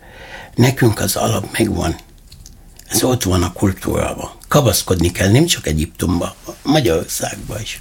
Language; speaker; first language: Hungarian; non-native, learner; Arabic